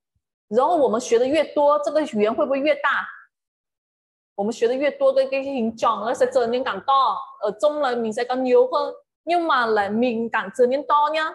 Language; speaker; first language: Chinese; non-native, fluent; Vietnamese